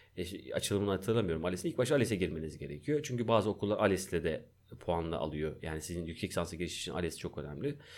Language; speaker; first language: Turkish; native; Turkish